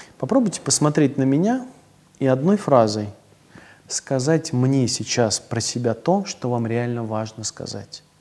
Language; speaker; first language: Russian; native; Russian